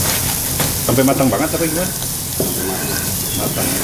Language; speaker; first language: Indonesian; native; Indonesian